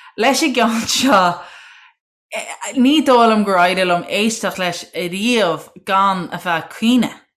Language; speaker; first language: Irish; native; Irish